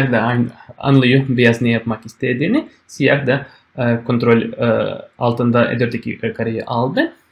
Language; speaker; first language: Turkish; non-native, fluent; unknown